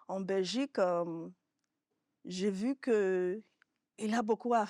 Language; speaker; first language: French; non-native, fluent; Yoruba